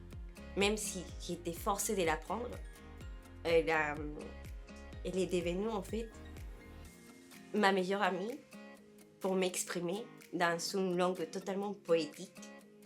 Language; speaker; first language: French; non-native, fluent; Spanish